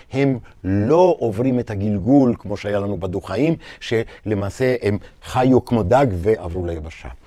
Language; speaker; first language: Hebrew; native; Hebrew